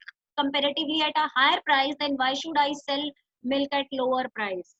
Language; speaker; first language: English; non-native, local second language; Hindi